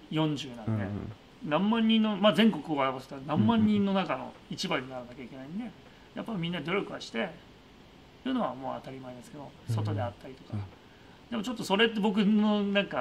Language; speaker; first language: Japanese; native; Japanese